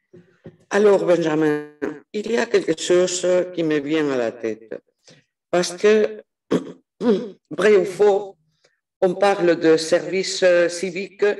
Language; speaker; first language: French; non-native, fluent; Spanish